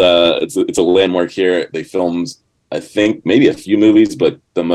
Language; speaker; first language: English; native; English